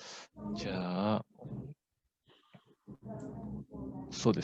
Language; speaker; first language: Japanese; non-native, fluent; Indonesian